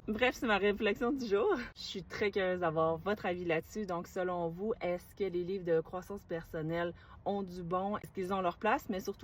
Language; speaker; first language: French; native; French